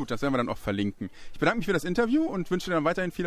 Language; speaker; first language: German; native; German